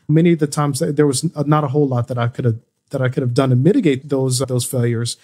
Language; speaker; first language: English; native; English